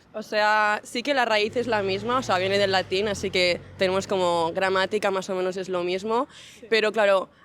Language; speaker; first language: Spanish; non-native, local second language; Catalan